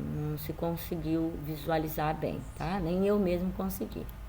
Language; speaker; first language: Portuguese; native; Portuguese